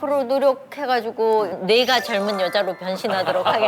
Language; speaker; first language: Korean; native; Korean